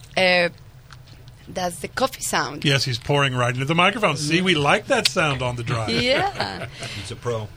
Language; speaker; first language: English; non-native, fluent; Spanish